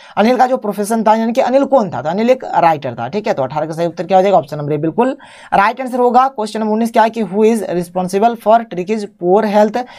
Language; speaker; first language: Hindi; native; Hindi